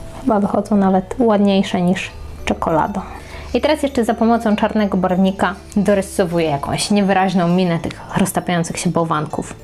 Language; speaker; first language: Polish; native; Polish